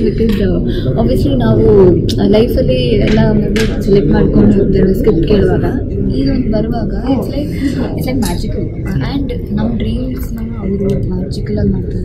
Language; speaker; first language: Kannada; non-native, local second language; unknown